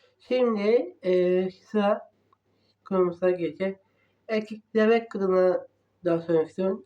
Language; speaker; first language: Turkish; non-native, learner; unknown